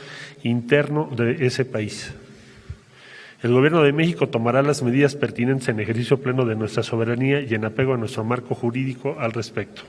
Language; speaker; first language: Spanish; native; Spanish